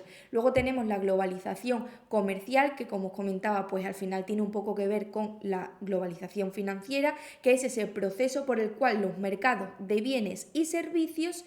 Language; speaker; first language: Spanish; native; Spanish